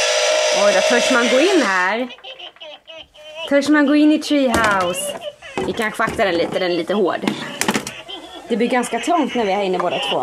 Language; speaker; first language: Swedish; native; Swedish